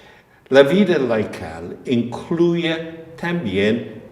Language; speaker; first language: Spanish; non-native, fluent; English